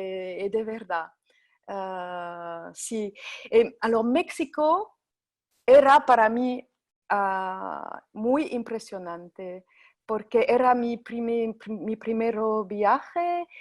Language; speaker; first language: Spanish; non-native, fluent; French